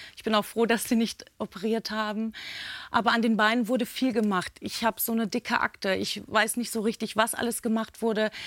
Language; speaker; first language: German; early bilingual, other home language; Turkish